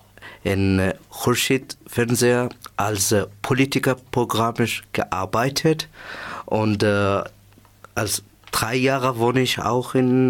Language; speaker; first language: German; non-native, learner; Persian